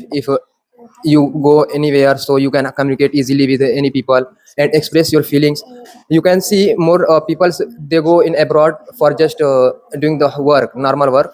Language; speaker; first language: English; non-native, learner; Hindi